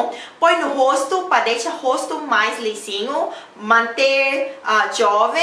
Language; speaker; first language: Portuguese; non-native, learner; Thai